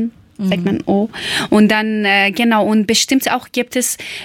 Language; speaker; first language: German; non-native, learner; Persian